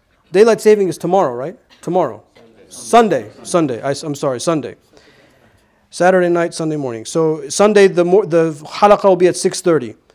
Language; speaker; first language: English; native; English